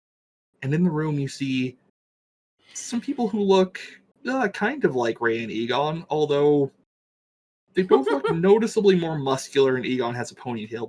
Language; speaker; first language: English; native; English